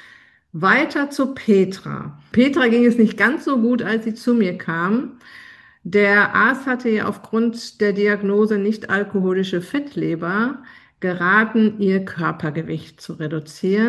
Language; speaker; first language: German; native; German